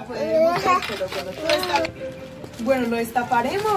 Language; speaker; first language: Spanish; native; Spanish